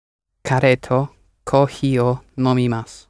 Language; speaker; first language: Japanese; non-native, learner; English